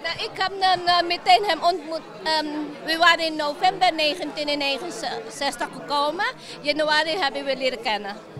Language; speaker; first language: Dutch; non-native, fluent; Filipino